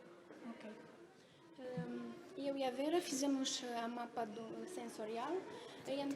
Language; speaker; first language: Portuguese; non-native, fluent; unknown